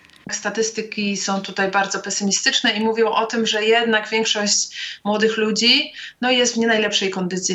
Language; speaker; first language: Polish; native; Polish